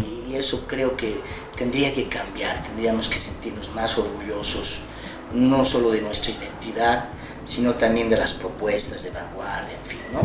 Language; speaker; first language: Spanish; native; Spanish